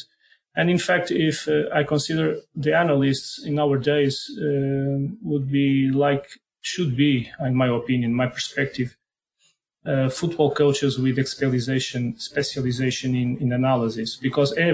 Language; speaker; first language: English; non-native, fluent; Portuguese